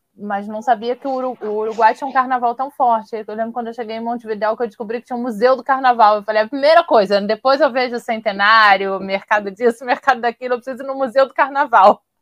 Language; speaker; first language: Portuguese; native; Portuguese